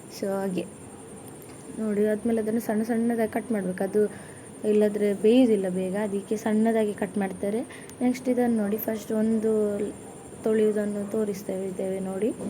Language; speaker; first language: Kannada; non-native, local second language; Tulu